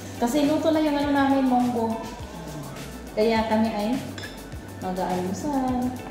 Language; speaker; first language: Filipino; non-native, local second language; Hiligaynon